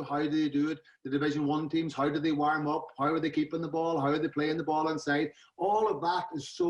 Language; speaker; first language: English; native; English